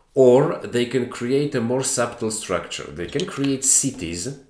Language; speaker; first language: English; non-native, fluent; Polish